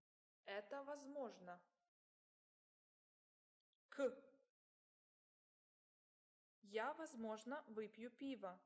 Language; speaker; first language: Russian; non-native, learner; English